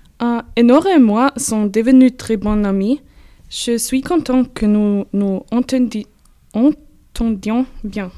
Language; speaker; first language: French; non-native, learner; German